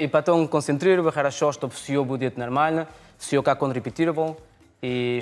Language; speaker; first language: Russian; non-native, learner; Portuguese